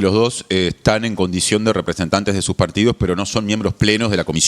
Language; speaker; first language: Spanish; native; Spanish